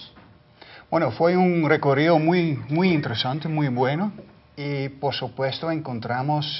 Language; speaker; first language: Spanish; non-native, fluent; Dutch